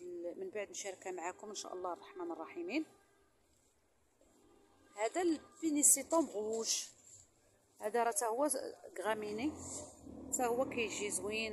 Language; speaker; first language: Arabic; native; Arabic